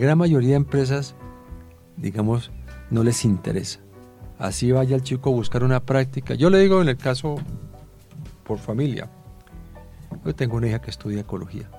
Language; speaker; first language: Spanish; native; Spanish